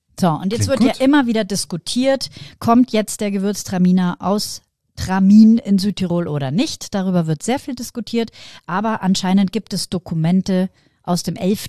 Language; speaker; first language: German; native; German